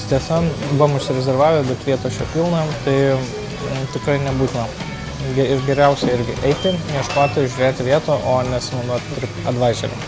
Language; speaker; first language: Lithuanian; native; Lithuanian